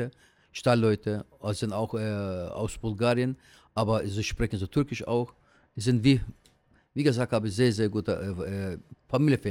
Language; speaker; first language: German; non-native, learner; Turkish